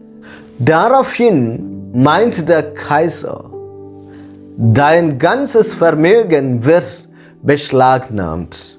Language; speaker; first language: German; non-native, fluent; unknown